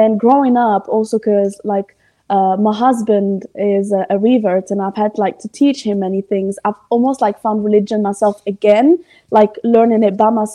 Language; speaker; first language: English; non-native, fluent; Italian